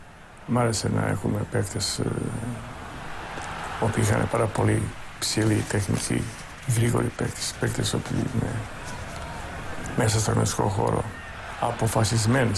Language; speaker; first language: Greek; non-native, fluent; Croatian